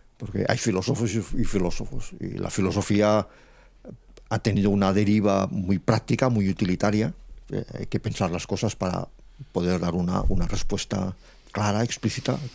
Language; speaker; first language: Spanish; non-native, local second language; Catalan